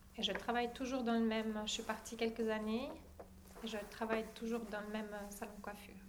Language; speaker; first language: French; native; French